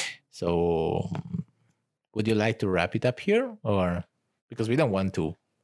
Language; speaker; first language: English; non-native, fluent; Italian